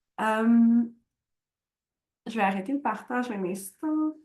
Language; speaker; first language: French; native; French